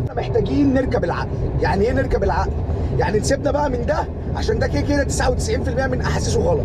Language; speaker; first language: Arabic; native; Arabic